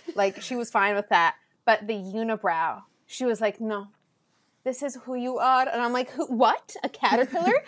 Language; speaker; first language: English; early bilingual, other home language; Spanish